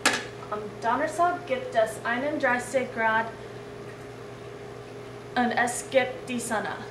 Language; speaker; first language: German; non-native, learner; English